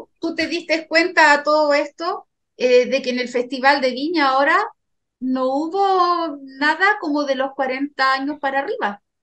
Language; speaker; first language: Spanish; native; Spanish